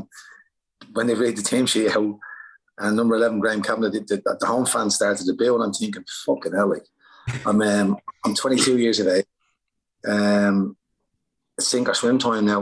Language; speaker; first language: English; native; English